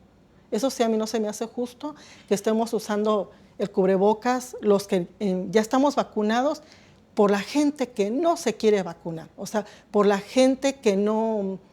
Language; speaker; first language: Spanish; native; Spanish